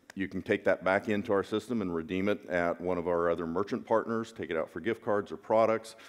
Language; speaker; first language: English; native; English